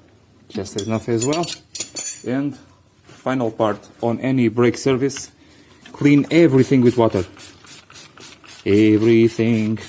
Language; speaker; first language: English; non-native, fluent; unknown